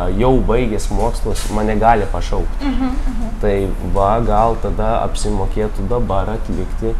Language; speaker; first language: Lithuanian; early bilingual, heritage; Lithuanian